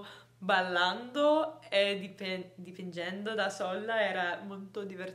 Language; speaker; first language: Italian; non-native, learner; English